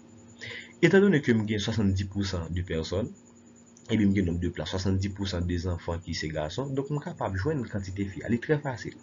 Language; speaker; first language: French; non-native, local second language; Haitian Creole